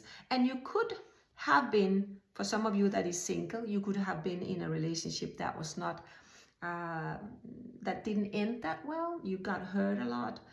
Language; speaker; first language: English; non-native, fluent; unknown